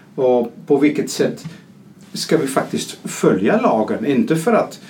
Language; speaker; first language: Swedish; non-native, fluent; Dutch